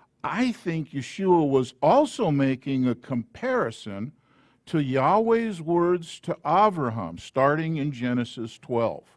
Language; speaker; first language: English; native; English